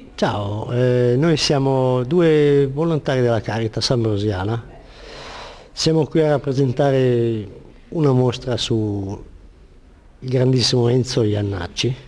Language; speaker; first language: Italian; native; Italian